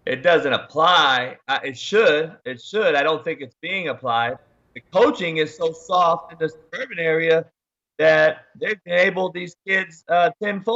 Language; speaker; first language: English; native; English